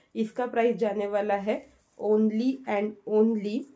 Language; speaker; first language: Hindi; non-native, local second language; Marathi